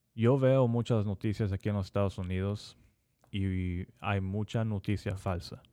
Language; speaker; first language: Spanish; early bilingual, heritage; Spanish